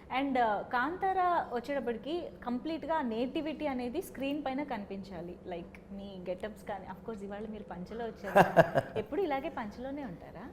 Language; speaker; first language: Telugu; native; Telugu